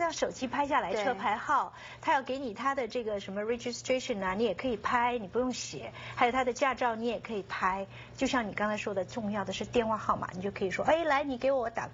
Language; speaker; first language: Chinese; native; Chinese